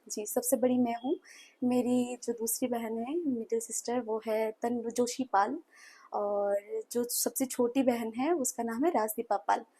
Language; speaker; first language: Hindi; non-native, local second language; Bangla